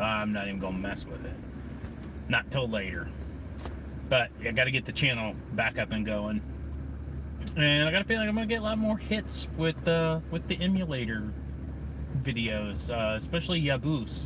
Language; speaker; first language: English; native; English